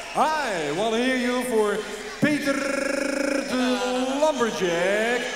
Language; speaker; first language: English; non-native, fluent; Dutch